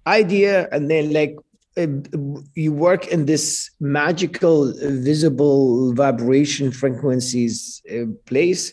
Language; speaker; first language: English; non-native, fluent; Arabic